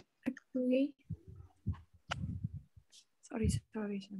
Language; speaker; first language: English; non-native, learner; Indonesian